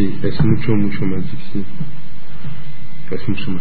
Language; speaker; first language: Spanish; non-native, learner; French